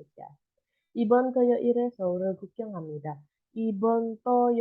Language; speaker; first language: Korean; non-native, fluent; Indonesian